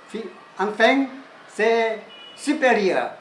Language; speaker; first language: French; non-native, learner; Chinese